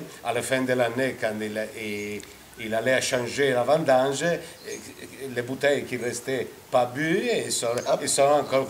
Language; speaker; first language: French; non-native, fluent; Italian